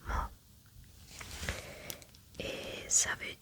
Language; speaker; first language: French; non-native, learner; German